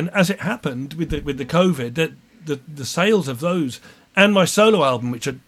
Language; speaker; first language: English; native; English